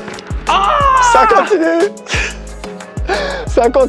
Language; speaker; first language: French; native; French